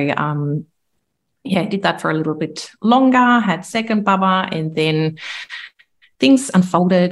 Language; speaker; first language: English; non-native, fluent; German